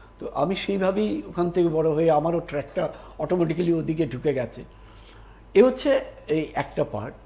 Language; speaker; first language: Bangla; native; Bangla